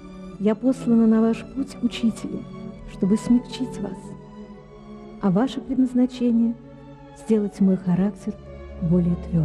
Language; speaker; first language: Russian; native; Russian